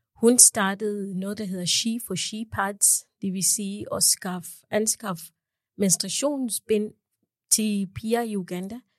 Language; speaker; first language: Danish; non-native, fluent; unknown